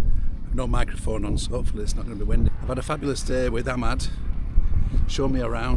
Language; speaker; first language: English; native; English